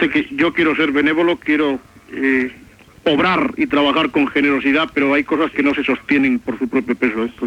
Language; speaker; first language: Spanish; native; Spanish